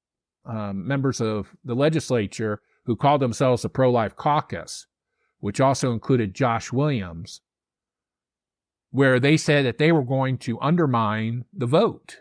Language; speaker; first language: English; native; English